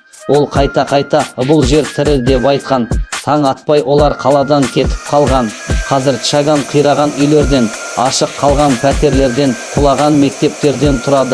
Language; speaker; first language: Kazakh; native; Kazakh